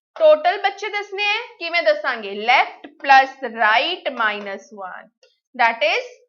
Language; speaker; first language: Hindi; non-native, local second language; Punjabi